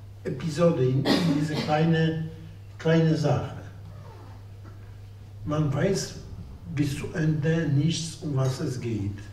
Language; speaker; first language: German; non-native, fluent; Polish